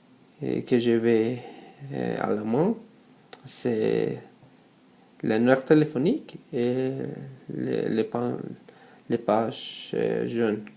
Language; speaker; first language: French; non-native, learner; Spanish